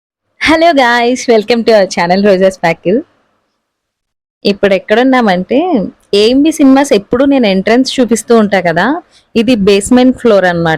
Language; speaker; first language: Telugu; native; Telugu